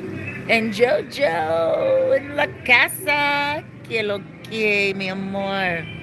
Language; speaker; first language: Spanish; non-native, learner; English